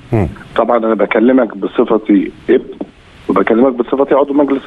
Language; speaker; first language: Arabic; native; Arabic